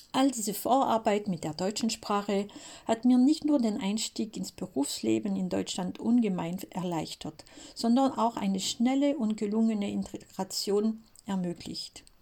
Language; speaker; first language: German; non-native, fluent; French